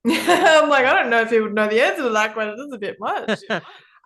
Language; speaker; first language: English; native; English